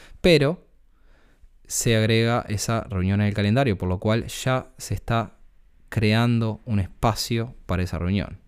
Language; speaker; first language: Spanish; native; Spanish